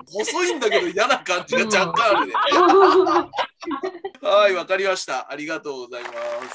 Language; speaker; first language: Japanese; native; Japanese